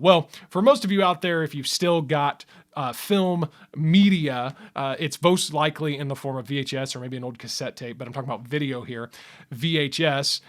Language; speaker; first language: English; native; English